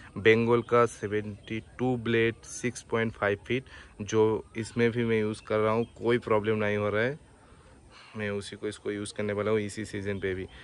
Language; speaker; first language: Hindi; non-native, local second language; Bangla